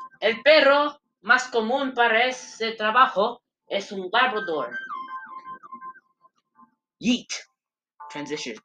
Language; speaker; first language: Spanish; non-native, learner; English